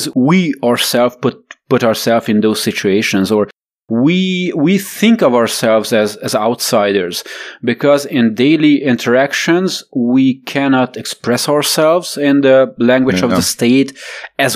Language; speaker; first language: English; non-native, fluent; Romanian